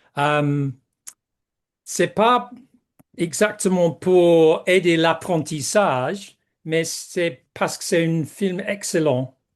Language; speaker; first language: French; non-native, fluent; English